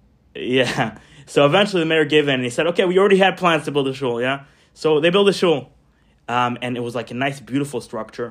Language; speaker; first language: English; non-native, fluent; Hebrew